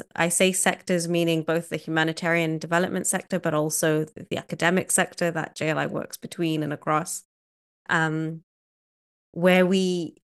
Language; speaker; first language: English; native; English